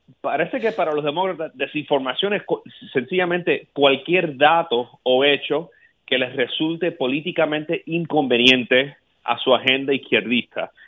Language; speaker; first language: Spanish; early bilingual, heritage; Spanish